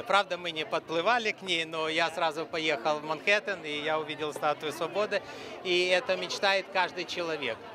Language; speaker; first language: Russian; native; Russian